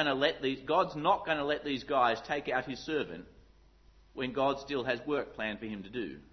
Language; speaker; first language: English; native; English